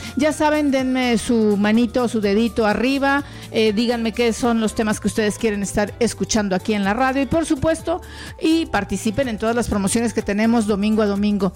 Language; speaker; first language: Spanish; native; Spanish